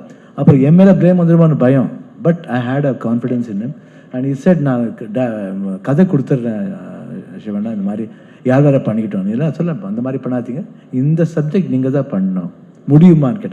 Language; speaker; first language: Tamil; non-native, fluent; Kannada